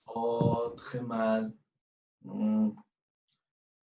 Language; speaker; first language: French; non-native, fluent; Spanish